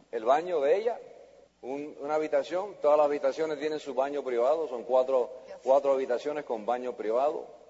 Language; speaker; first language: Spanish; early bilingual, heritage; Spanish